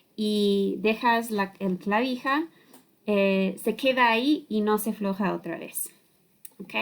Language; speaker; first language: Spanish; non-native, learner; English